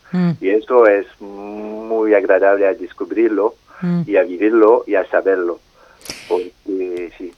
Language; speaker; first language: Spanish; non-native, fluent; French